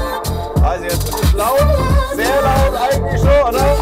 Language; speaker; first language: German; native; German